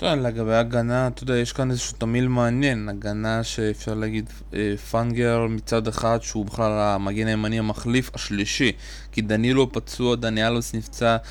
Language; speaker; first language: Hebrew; native; Hebrew